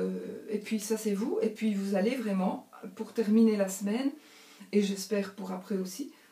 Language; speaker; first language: French; native; French